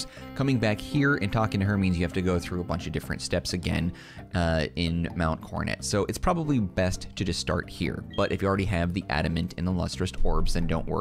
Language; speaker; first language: English; native; English